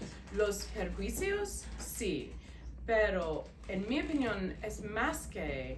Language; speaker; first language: Spanish; non-native, fluent; English